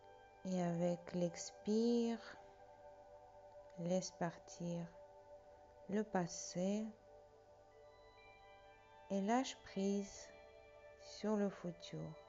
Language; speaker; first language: French; non-native, fluent; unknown